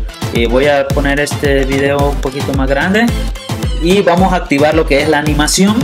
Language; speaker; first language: Spanish; native; Spanish